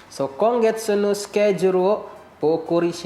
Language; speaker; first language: Japanese; non-native, fluent; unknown